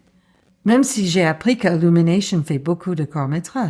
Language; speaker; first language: French; non-native, fluent; English